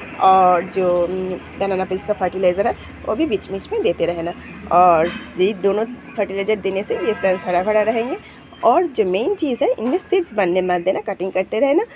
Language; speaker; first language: Hindi; non-native, local second language; Bangla